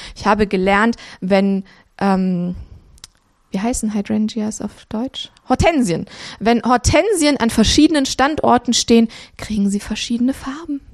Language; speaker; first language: German; early bilingual, other home language; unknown